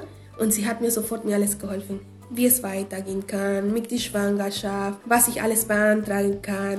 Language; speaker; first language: German; non-native, fluent; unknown